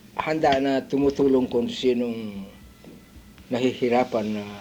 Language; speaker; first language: Filipino; non-native, local second language; Iloko